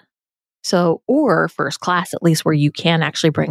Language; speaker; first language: English; native; English